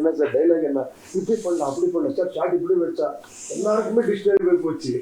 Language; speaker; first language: Tamil; non-native, learner; Kannada